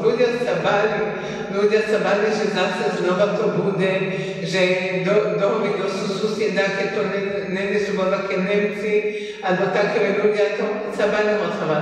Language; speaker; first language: Slovak; early bilingual, heritage; Slovak